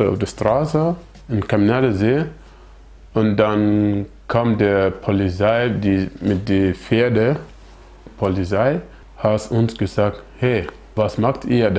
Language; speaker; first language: German; non-native, learner; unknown